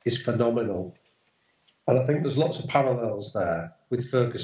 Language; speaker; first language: English; native; English